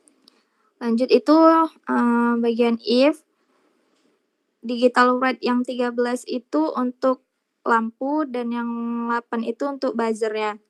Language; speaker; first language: Indonesian; native; Indonesian